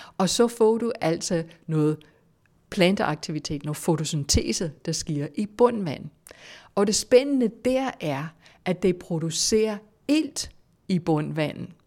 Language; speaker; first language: Danish; non-native, fluent; English